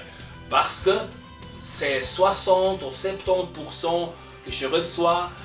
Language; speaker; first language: French; non-native, local second language; German